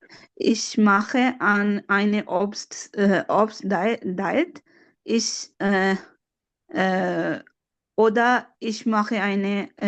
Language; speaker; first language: German; non-native, learner; Hindi